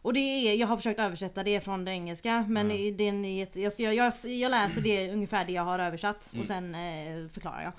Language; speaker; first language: Swedish; native; Swedish